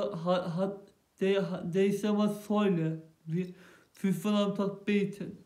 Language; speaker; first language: German; non-native, local second language; Turkish